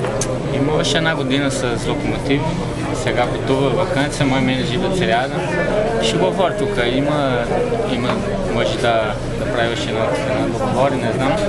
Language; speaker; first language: Bulgarian; non-native, learner; Portuguese